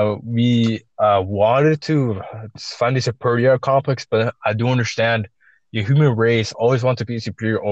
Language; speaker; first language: English; native; English